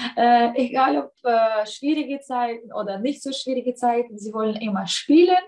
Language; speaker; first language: German; non-native, fluent; Russian